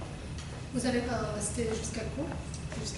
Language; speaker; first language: French; non-native, learner; Arabic